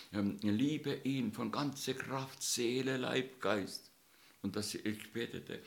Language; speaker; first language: German; non-native, fluent; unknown